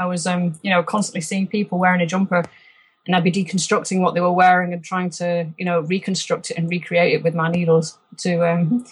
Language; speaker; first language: English; native; English